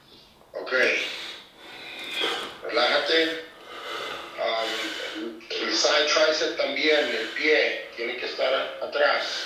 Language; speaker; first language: Spanish; early bilingual, heritage; Spanish